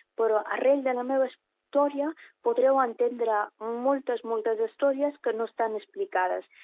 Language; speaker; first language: Catalan; non-native, fluent; Persian